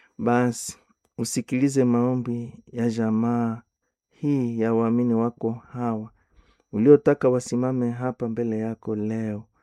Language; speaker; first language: Swahili; non-native, local second language; Nande